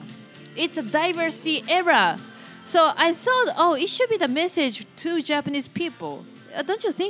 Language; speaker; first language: English; non-native, fluent; Japanese